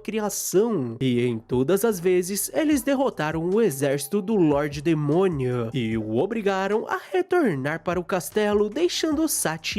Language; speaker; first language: Portuguese; native; Portuguese